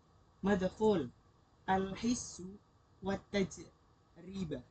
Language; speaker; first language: Arabic; non-native, learner; Indonesian